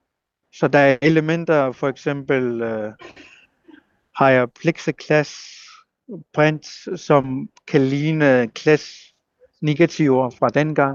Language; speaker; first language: Danish; non-native, local second language; Kalaallisut